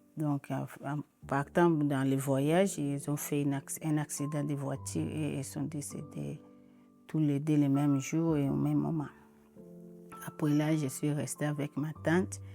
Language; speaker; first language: French; non-native, local second language; Lingala